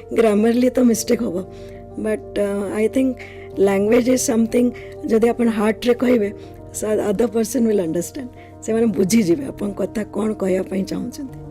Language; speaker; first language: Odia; non-native, fluent; Hindi